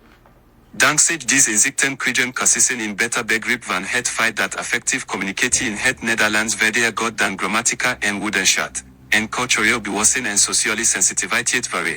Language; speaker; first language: Dutch; non-native, learner; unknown